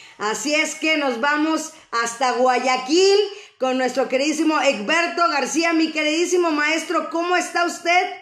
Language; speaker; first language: Spanish; native; Spanish